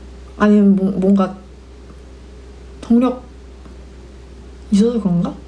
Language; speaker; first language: Korean; early bilingual, heritage; French